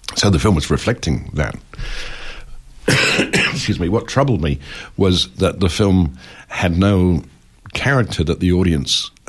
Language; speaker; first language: English; native; English